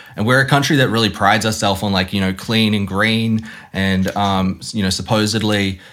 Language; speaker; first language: English; native; English